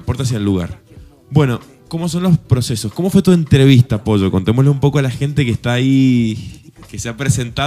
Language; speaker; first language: Spanish; native; Spanish